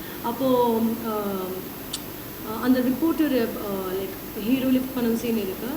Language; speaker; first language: Tamil; non-native, learner; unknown